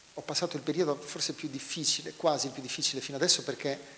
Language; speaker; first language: Italian; native; Italian